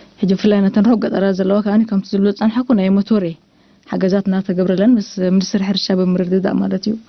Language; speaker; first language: Tigrinya; non-native, local second language; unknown